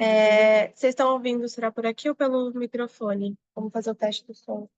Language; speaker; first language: Portuguese; native; Portuguese